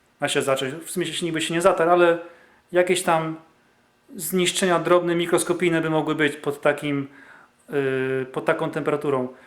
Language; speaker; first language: Polish; early bilingual, heritage; Polish